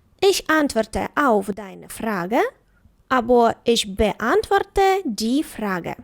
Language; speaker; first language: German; non-native, fluent; Ukrainian